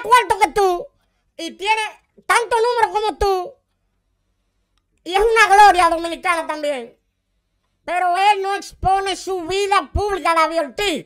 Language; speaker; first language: Spanish; native; Spanish